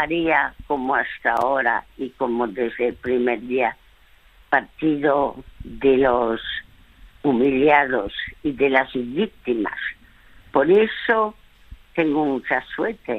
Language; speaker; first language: Spanish; early bilingual, other home language; French